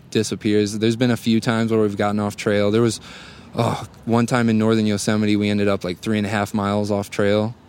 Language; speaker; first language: English; native; English